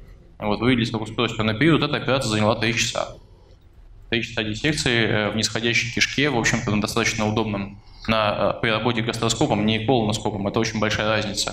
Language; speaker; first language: Russian; native; Russian